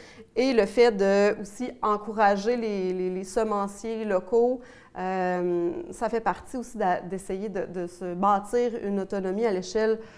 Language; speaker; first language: French; native; French